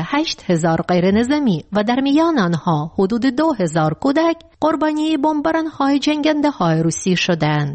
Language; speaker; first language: Persian; native; Persian